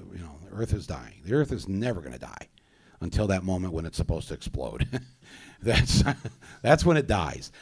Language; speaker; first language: English; native; English